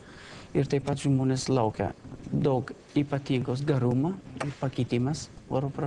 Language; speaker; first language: Lithuanian; non-native, learner; Persian